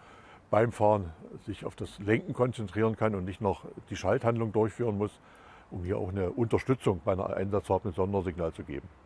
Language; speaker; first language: German; native; German